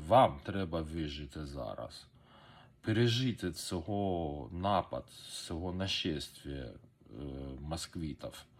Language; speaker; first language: Ukrainian; non-native, learner; Persian